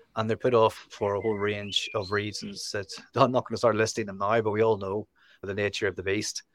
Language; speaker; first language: English; native; English